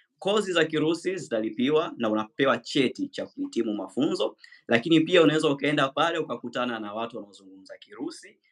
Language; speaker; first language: Swahili; native; Swahili